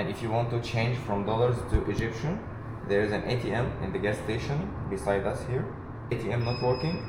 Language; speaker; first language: English; non-native, fluent; Arabic